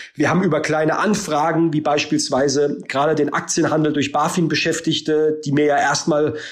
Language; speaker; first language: German; native; German